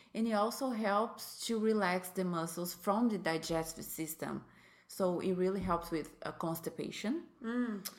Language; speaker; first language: English; non-native, fluent; Portuguese